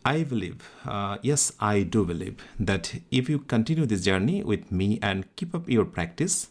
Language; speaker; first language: English; non-native, local second language; Bangla